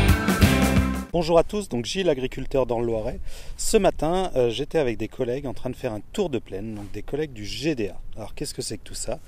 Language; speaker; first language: French; native; French